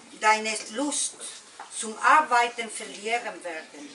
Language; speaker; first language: German; non-native, learner; Spanish